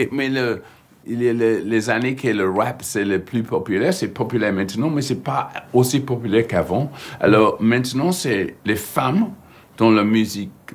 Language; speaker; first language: French; non-native, fluent; English